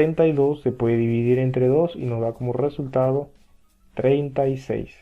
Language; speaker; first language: Spanish; native; Spanish